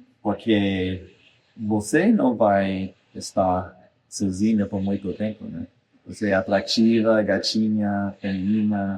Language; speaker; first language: Portuguese; non-native, fluent; English